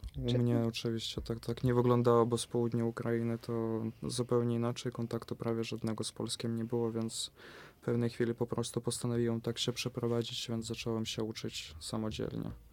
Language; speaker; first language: Polish; non-native, fluent; Russian